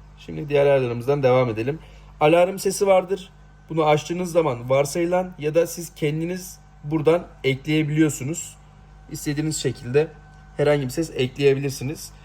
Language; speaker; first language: Turkish; native; Turkish